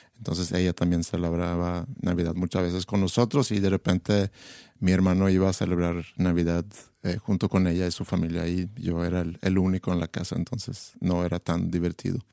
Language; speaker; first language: Spanish; non-native, fluent; Swedish